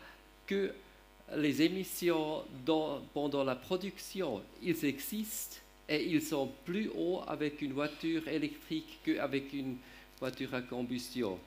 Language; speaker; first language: French; non-native, learner; German